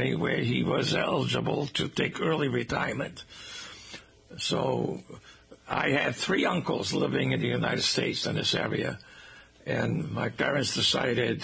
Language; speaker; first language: English; non-native, fluent; Portuguese